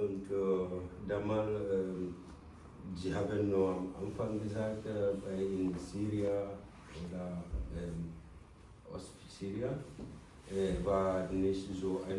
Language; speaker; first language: German; non-native, learner; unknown